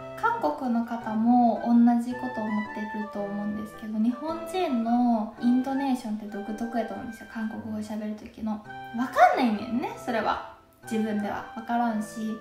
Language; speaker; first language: Japanese; native; Japanese